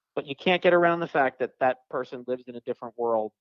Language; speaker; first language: English; native; English